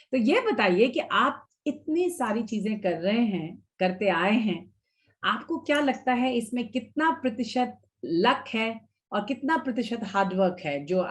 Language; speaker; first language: Hindi; native; Hindi